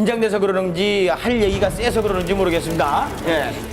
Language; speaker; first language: Korean; native; Korean